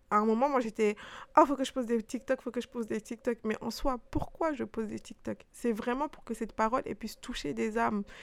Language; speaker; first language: French; early bilingual, other home language; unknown